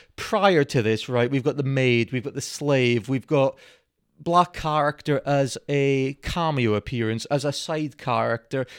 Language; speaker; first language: English; native; English